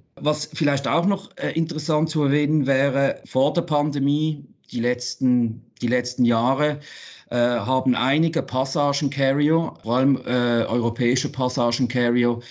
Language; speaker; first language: German; native; German